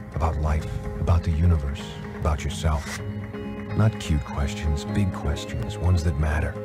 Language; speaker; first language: English; native; English